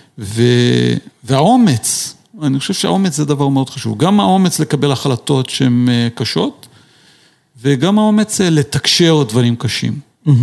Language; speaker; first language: Hebrew; non-native, fluent; Portuguese